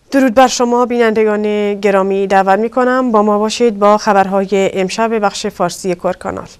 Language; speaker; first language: Persian; non-native, local second language; Kurdish